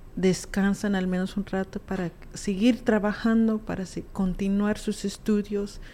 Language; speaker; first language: Spanish; early bilingual, heritage; Spanish